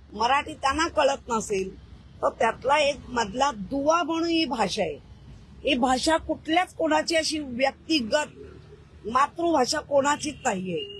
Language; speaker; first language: Marathi; native; Marathi